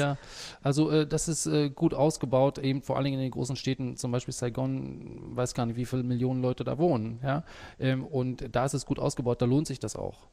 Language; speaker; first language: German; native; German